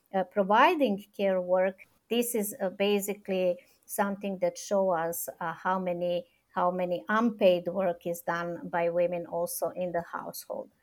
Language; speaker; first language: English; non-native, fluent; Serbian